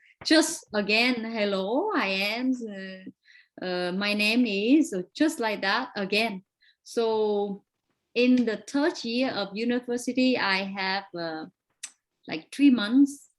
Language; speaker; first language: English; non-native, fluent; Vietnamese